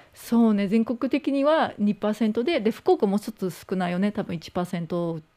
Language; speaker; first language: Japanese; non-native, fluent; English